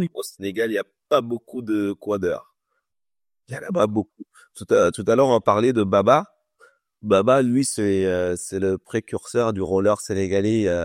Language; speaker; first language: French; non-native, local second language; Wolof